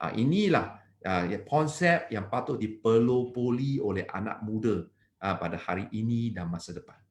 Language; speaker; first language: Malay; non-native, local second language; Chinese